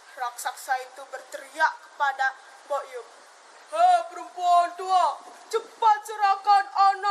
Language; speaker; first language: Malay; non-native, local second language; Balinese